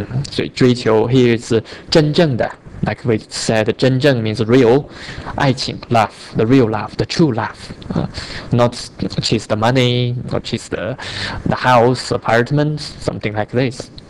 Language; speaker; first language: English; non-native, fluent; Chinese